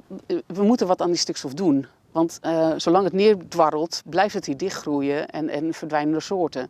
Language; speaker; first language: Dutch; native; Dutch